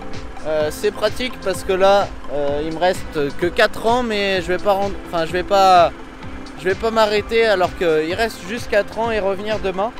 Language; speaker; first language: French; native; French